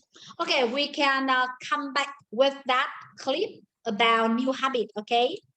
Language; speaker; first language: English; non-native, learner; Vietnamese